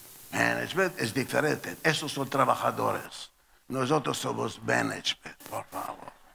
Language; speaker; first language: Spanish; non-native, learner; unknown